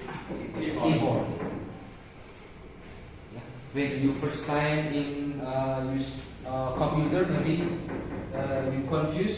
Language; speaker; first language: English; non-native, learner; Indonesian